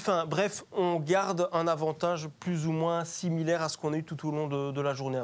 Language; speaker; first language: French; native; French